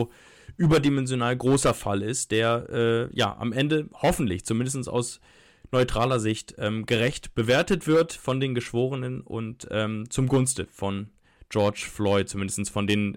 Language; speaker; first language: German; native; German